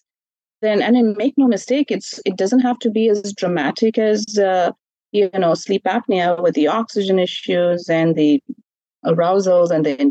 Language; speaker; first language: English; non-native, local second language; Malayalam